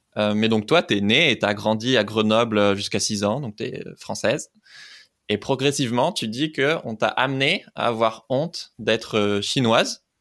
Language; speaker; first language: French; native; French